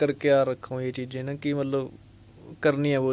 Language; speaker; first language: Hindi; non-native, local second language; Punjabi